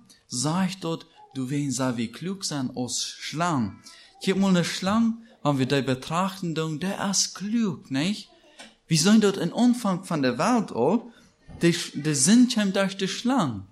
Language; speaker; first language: German; non-native, learner; Plautdietsch